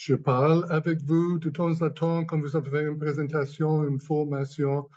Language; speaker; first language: French; non-native, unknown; English